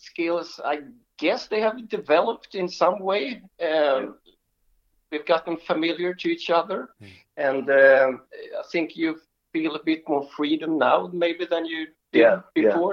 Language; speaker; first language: English; non-native, fluent; Swedish